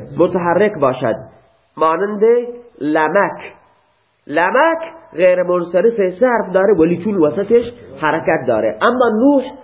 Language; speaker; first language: Persian; non-native, local second language; Baluchi